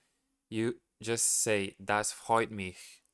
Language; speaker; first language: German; non-native, learner; Portuguese